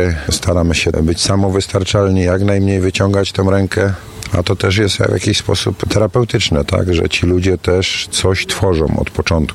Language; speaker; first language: Polish; native; Polish